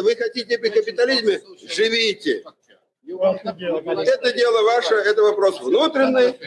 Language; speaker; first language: Russian; native; Russian